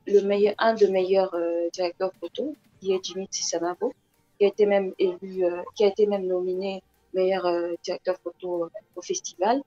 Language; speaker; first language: French; non-native, local second language; Lingala